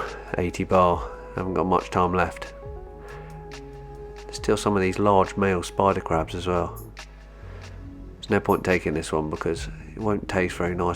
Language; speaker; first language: English; native; English